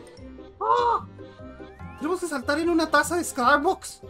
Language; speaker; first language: Spanish; native; Spanish